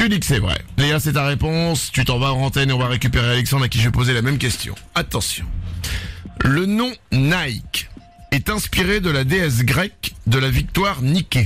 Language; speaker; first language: French; native; French